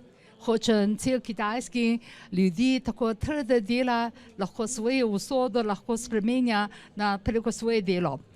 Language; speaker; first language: Slovenian; non-native, learner; Chinese